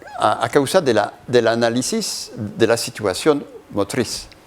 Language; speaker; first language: Spanish; non-native, learner; French